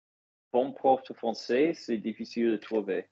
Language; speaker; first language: French; non-native, learner; English